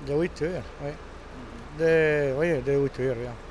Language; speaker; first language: French; non-native, learner; Italian